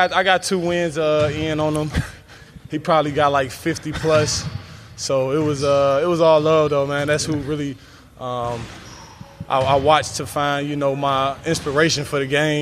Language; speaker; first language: English; native; English